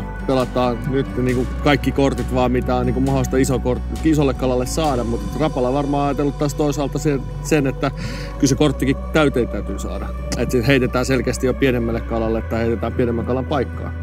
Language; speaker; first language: Finnish; native; Finnish